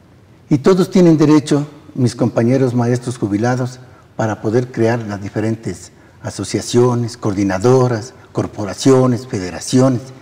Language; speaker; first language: Spanish; native; Spanish